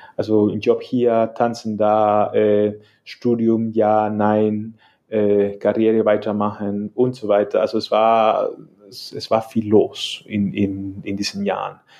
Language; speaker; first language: German; non-native, fluent; Spanish